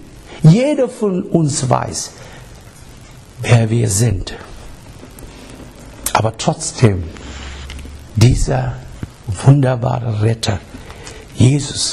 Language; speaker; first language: German; non-native, learner; English